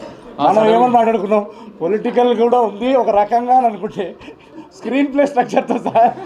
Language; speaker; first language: Telugu; native; Telugu